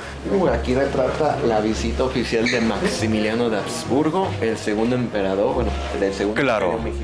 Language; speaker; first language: Spanish; native; Spanish